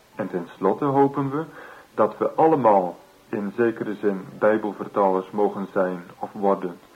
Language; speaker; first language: Dutch; native; Dutch